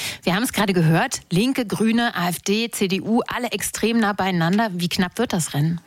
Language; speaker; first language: German; native; German